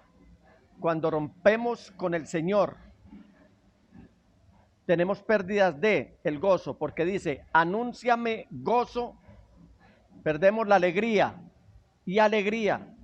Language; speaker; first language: Spanish; native; Spanish